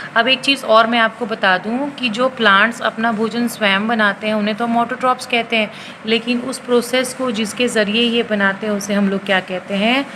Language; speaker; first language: Hindi; native; Hindi